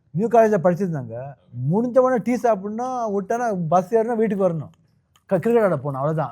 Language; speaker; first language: Tamil; non-native, local second language; Kannada